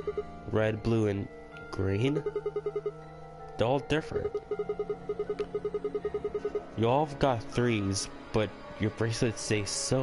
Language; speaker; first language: English; native; English